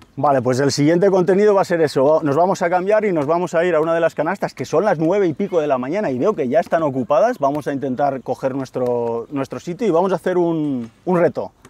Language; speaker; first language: Spanish; native; Spanish